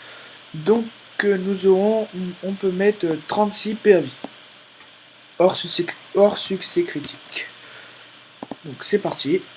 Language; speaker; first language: French; native; French